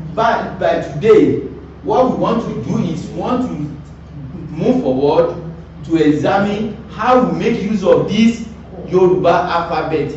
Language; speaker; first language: English; non-native, local second language; Yoruba